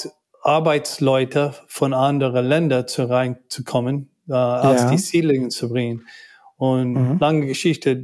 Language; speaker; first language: German; non-native, learner; English